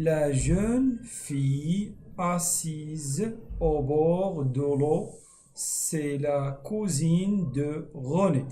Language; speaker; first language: French; non-native, local second language; Arabic